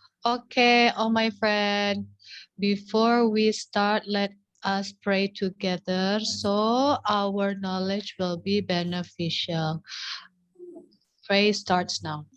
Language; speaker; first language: English; non-native, learner; Indonesian